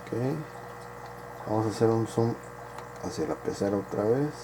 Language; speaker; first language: Spanish; native; Spanish